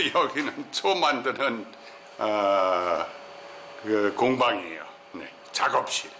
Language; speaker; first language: Korean; non-native, fluent; German